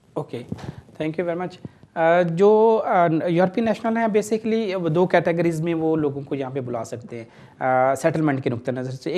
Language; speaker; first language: Urdu; native; Urdu